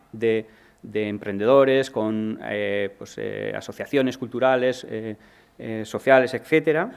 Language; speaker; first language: Spanish; native; Spanish